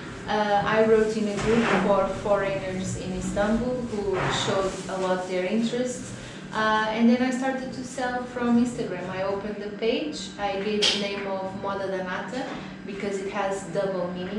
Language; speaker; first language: English; non-native, fluent; Portuguese